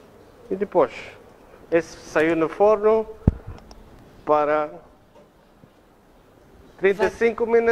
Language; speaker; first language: Portuguese; non-native, learner; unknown